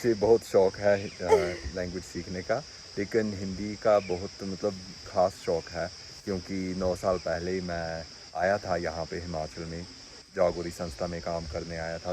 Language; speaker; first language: Hindi; non-native, fluent; English